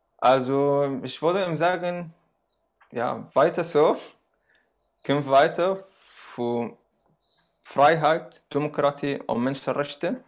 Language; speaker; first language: German; non-native, fluent; Arabic